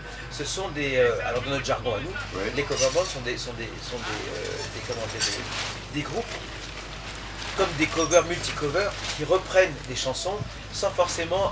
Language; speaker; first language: French; native; French